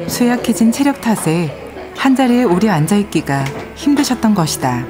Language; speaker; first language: Korean; native; Korean